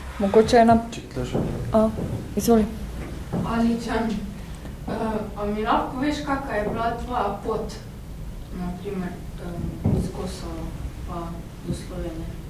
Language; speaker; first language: Slovenian; native; Slovenian